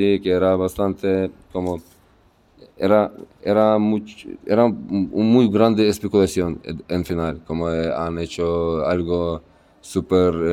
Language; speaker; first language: Spanish; non-native, fluent; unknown